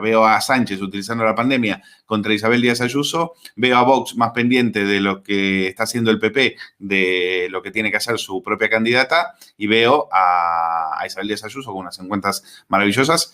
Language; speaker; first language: Spanish; native; Spanish